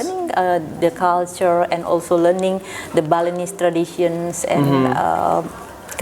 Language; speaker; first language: English; non-native, fluent; Indonesian